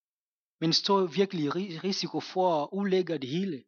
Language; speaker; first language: Danish; non-native, fluent; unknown